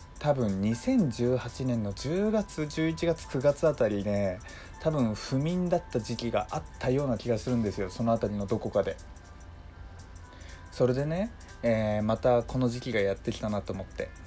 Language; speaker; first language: Japanese; native; Japanese